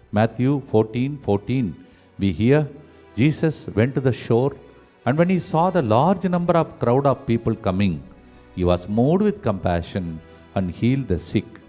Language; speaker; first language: English; non-native, local second language; Telugu